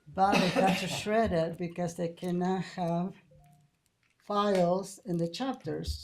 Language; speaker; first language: English; non-native, fluent; Spanish